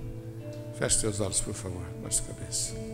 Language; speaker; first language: Portuguese; native; Portuguese